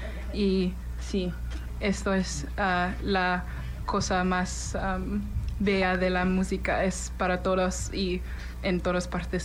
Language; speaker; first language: Spanish; non-native, learner; English